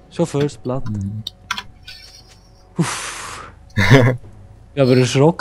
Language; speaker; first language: German; native; German